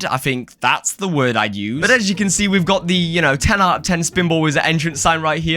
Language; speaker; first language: English; native; English